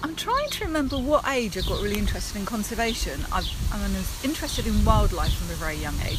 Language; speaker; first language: English; native; English